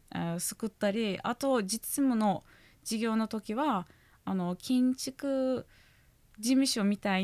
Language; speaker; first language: Japanese; non-native, fluent; Turkish